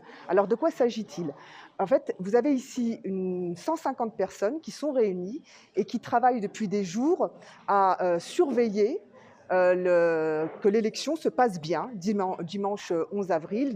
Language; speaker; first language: French; native; French